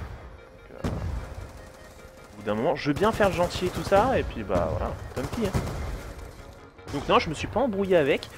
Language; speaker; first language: French; native; French